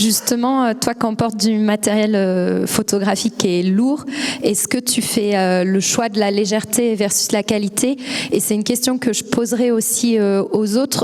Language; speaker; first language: French; native; French